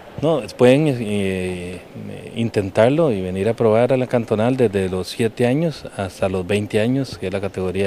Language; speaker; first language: Spanish; native; Spanish